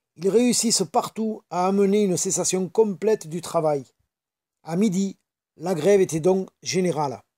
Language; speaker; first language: French; native; French